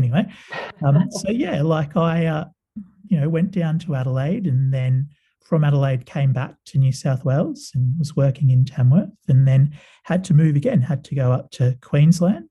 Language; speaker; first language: English; native; English